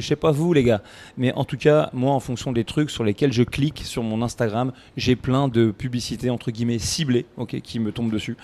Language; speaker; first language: French; native; French